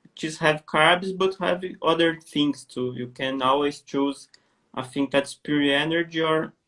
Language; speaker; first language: English; non-native, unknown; Portuguese